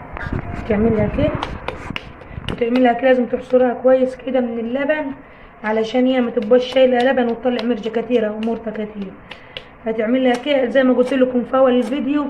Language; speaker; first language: Arabic; native; Arabic